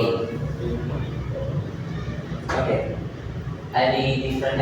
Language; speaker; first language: English; non-native, fluent; Indonesian